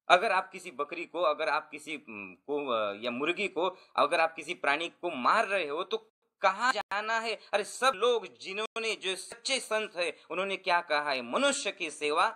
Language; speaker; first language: Hindi; non-native, local second language; Marathi